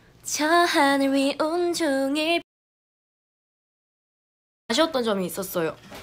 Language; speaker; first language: Korean; native; Korean